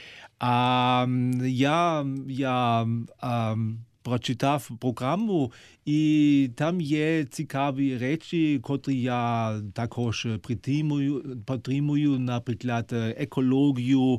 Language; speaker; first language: Ukrainian; non-native, fluent; German